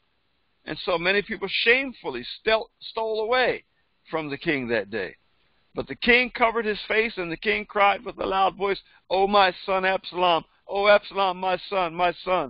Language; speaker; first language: English; native; English